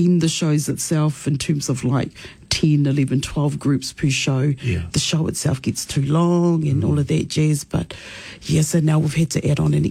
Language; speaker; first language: English; native; English